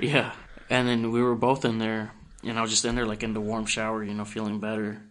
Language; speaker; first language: English; early bilingual, other home language; Spanish